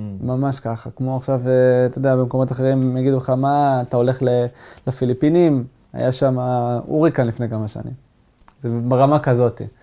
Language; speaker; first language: Hebrew; native; Hebrew